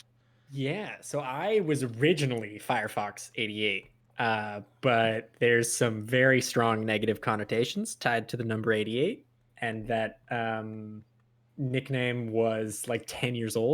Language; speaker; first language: English; native; English